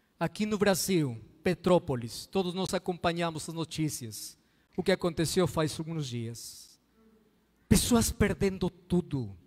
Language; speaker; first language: Portuguese; non-native, fluent; Spanish